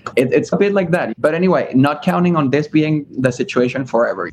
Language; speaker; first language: English; early bilingual, other home language; Spanish